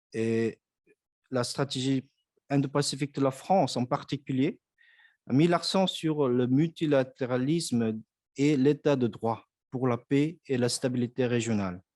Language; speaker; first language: French; non-native, fluent; Korean